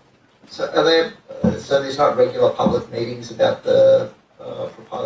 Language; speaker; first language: English; native; English